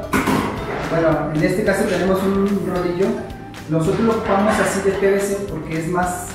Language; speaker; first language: Spanish; native; Spanish